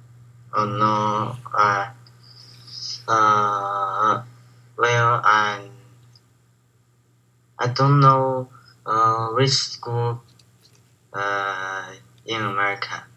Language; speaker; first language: English; non-native, learner; Chinese